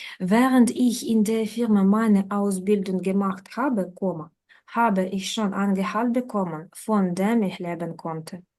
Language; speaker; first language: German; non-native, fluent; Ukrainian